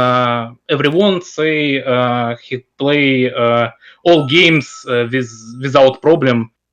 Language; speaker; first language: English; non-native, learner; Russian